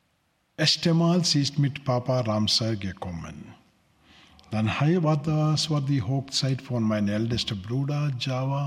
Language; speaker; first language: German; non-native, learner; Telugu